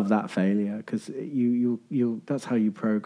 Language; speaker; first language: English; native; English